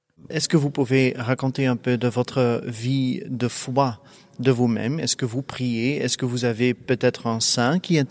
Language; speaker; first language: French; non-native, local second language; Dutch